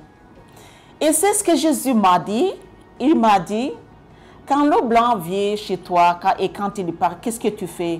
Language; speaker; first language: French; non-native, local second language; Kinyarwanda